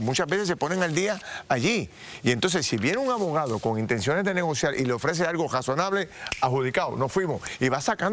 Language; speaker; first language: Spanish; native; Spanish